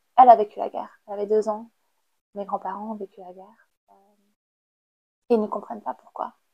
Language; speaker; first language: French; non-native, fluent; Khmer